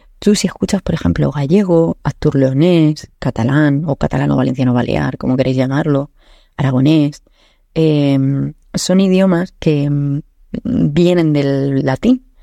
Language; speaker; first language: Spanish; native; Spanish